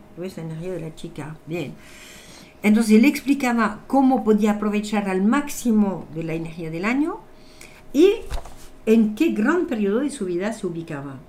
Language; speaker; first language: Spanish; non-native, fluent; French